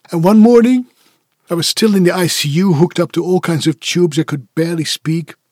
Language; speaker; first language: English; non-native, fluent; Dutch